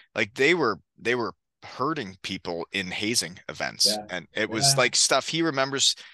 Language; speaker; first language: English; native; English